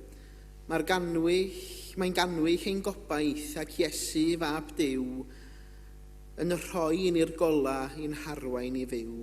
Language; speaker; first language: Welsh; native; Welsh